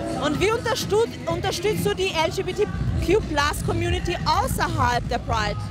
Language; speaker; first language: German; native; German